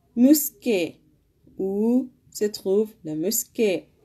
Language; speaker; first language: French; non-native, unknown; Arabic